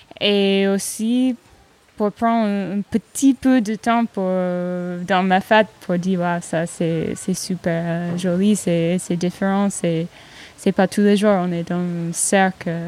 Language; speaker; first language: French; non-native, learner; English